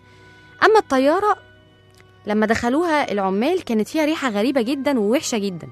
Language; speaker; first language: Arabic; native; Arabic